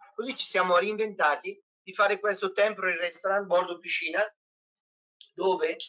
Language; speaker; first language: Italian; native; Italian